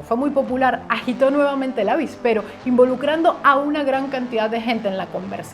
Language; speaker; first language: Spanish; native; Spanish